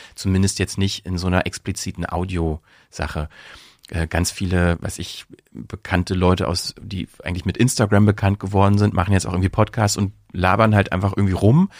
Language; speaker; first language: German; native; German